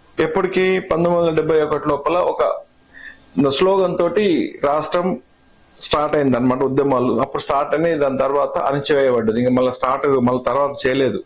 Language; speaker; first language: Telugu; native; Telugu